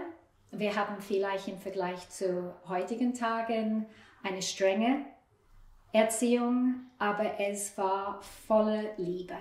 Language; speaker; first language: German; non-native, fluent; English